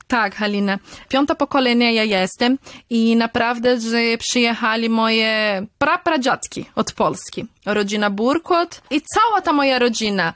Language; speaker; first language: Polish; early bilingual, heritage; Polish